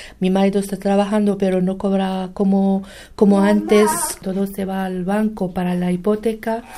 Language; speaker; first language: Spanish; non-native, learner; Arabic